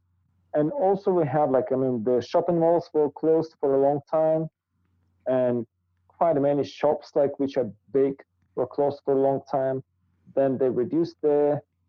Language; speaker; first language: English; non-native, fluent; Russian